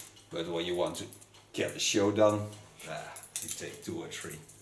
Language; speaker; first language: English; non-native, fluent; Dutch